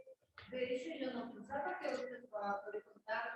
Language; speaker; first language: Spanish; non-native, learner; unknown